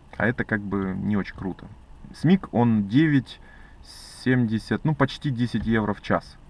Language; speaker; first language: Russian; native; Russian